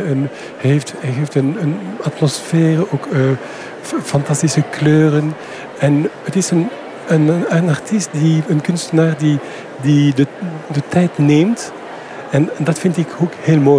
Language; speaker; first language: Dutch; non-native, fluent; French